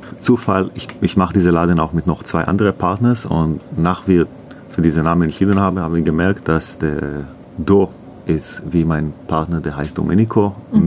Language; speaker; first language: German; non-native, learner; Hebrew